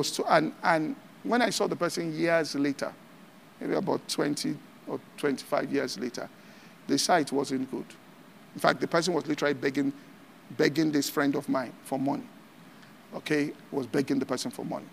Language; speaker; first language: English; non-native, local second language; Yoruba